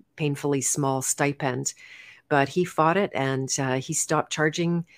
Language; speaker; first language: English; native; English